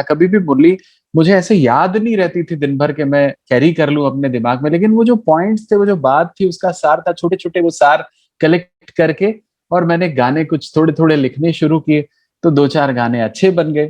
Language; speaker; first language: Hindi; native; Hindi